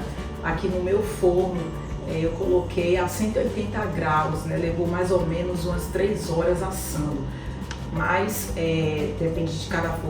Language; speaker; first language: Portuguese; native; Portuguese